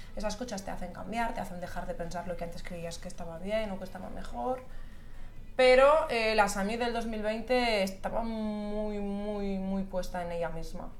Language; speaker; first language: Spanish; non-native, local second language; Catalan